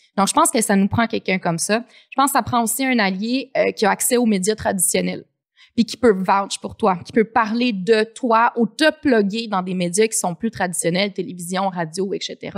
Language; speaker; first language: French; native; French